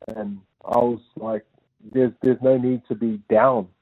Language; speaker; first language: English; native; English